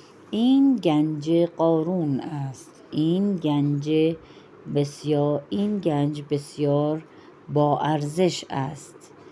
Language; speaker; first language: Persian; non-native, fluent; Urdu